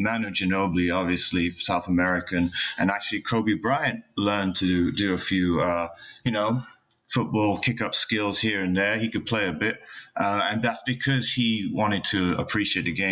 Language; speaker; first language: English; native; English